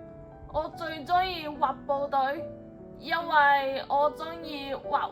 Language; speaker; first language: Cantonese; native; Cantonese